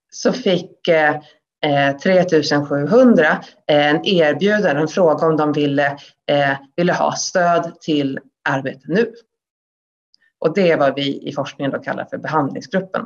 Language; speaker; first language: Swedish; native; Swedish